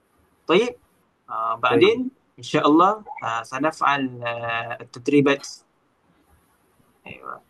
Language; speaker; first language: Arabic; non-native, learner; Malay